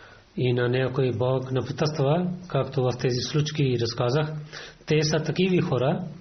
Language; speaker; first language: Bulgarian; non-native, fluent; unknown